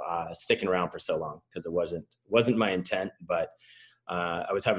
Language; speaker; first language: English; native; English